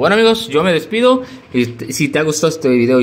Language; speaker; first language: Spanish; native; Spanish